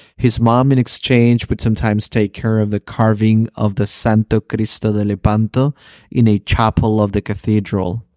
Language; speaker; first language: English; early bilingual, other home language; Spanish